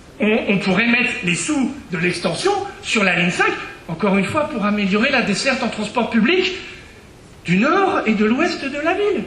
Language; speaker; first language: French; native; French